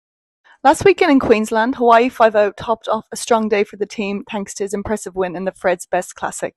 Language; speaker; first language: English; native; English